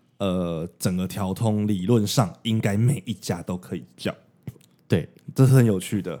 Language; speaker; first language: Chinese; native; Chinese